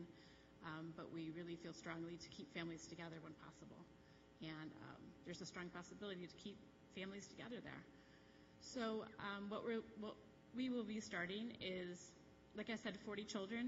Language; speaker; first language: English; native; English